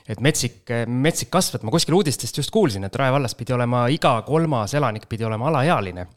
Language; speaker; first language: Estonian; native; Estonian